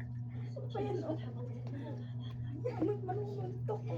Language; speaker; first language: Filipino; native; Filipino